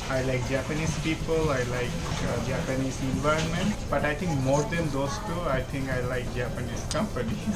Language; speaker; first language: English; non-native, local second language; Bangla